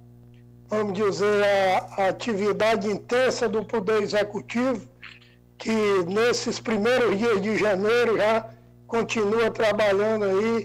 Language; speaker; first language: Portuguese; native; Portuguese